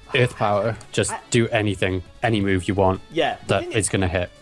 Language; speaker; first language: English; native; English